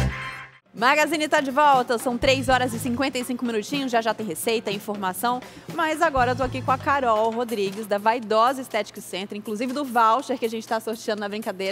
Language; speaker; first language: Portuguese; native; Portuguese